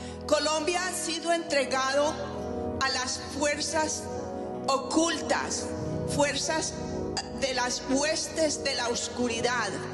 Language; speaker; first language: Spanish; native; Spanish